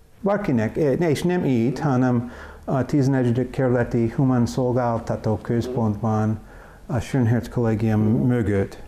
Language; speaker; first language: Hungarian; non-native, learner; English